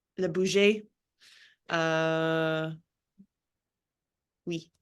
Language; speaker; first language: French; non-native, learner; English